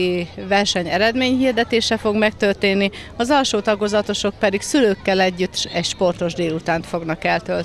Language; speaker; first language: Hungarian; native; Hungarian